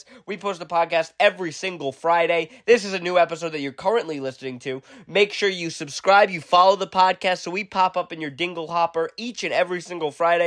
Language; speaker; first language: English; native; English